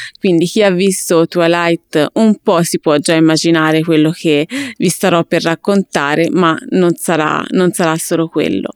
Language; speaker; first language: Italian; native; Italian